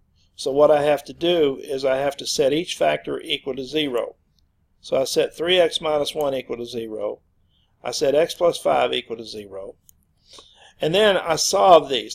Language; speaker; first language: English; native; English